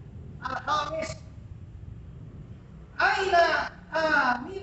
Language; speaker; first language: Arabic; non-native, learner; Indonesian